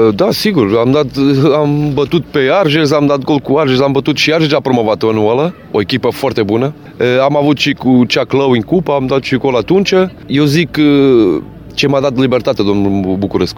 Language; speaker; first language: Romanian; non-native, fluent; Portuguese